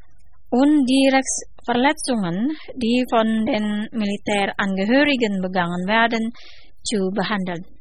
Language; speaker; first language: German; non-native, fluent; Indonesian